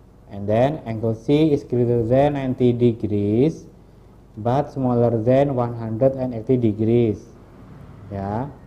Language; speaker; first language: English; non-native, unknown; Indonesian